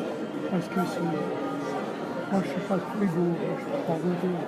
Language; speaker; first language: French; native; French